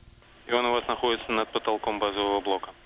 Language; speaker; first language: Russian; native; Russian